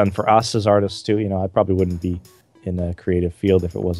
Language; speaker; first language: English; native; English